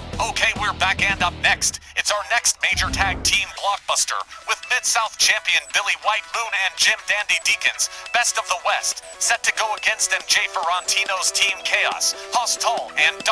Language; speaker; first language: English; native; English